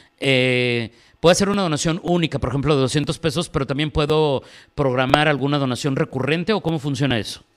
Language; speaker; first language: Spanish; native; Spanish